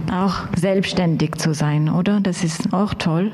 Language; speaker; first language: German; native; German